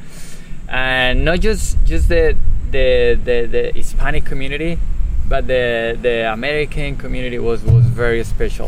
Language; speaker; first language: English; non-native, fluent; Spanish